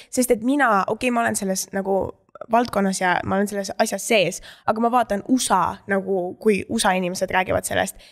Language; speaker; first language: Estonian; native; Estonian